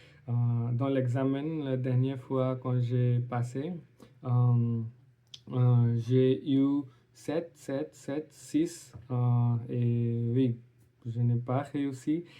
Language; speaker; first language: French; non-native, learner; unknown